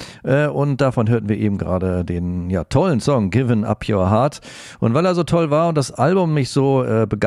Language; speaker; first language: German; native; German